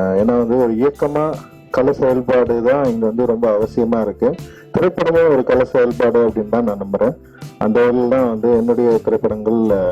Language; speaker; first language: Tamil; native; Tamil